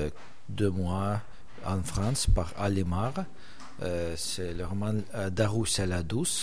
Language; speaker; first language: French; non-native, fluent; Russian